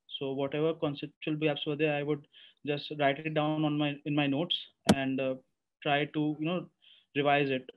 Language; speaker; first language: English; non-native, local second language; Hindi